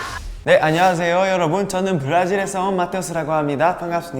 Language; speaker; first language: Korean; non-native, fluent; Portuguese